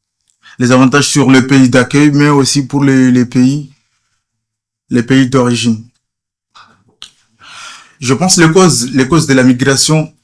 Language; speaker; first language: French; non-native, fluent; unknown